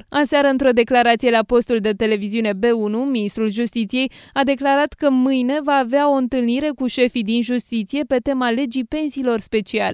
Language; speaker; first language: Romanian; native; Romanian